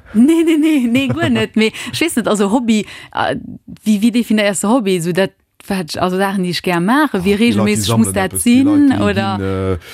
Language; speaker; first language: Luxembourgish; early bilingual, other home language; Italian